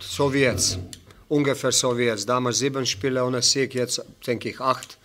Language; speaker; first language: German; non-native, fluent; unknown